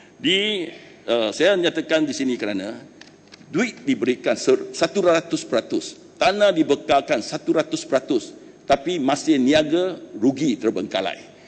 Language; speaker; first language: Malay; non-native, local second language; Chinese